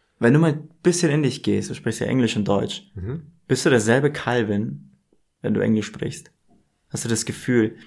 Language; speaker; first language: German; native; German